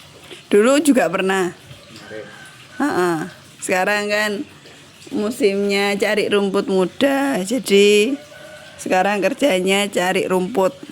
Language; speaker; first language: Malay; non-native, local second language; Javanese